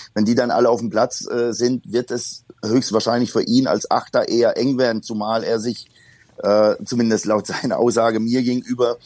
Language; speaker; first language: German; early bilingual, other home language; Polish